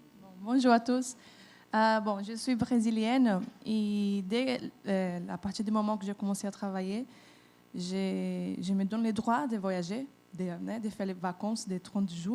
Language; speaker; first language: French; non-native, fluent; Portuguese